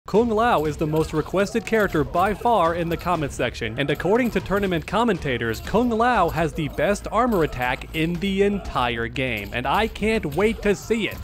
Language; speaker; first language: English; native; English